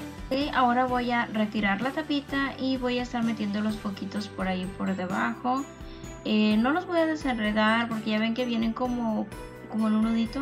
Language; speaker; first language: Spanish; native; Spanish